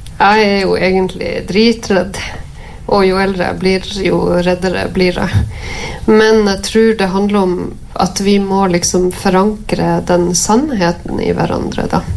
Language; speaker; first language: Norwegian; native; Norwegian